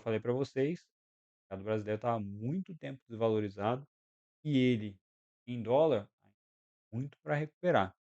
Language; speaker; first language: Portuguese; native; Portuguese